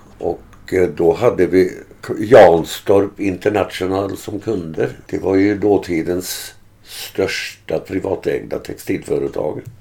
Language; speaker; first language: Swedish; early bilingual, other home language; German